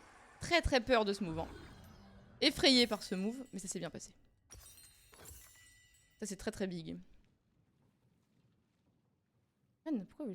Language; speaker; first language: French; native; French